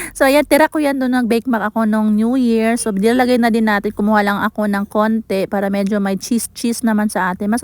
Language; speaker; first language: Filipino; non-native, local second language; Cebuano